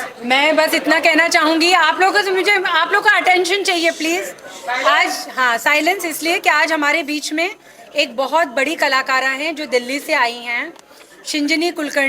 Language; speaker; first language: Hindi; native; Hindi